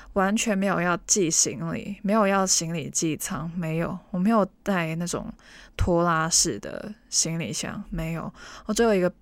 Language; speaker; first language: Chinese; non-native, local second language; Cantonese